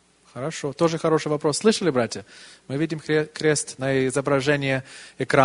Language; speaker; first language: Russian; early bilingual, heritage; Russian